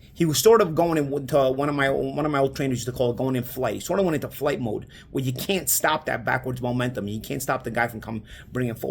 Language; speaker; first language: English; native; English